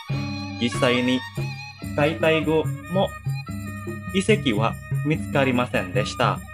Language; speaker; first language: Japanese; non-native, fluent; Indonesian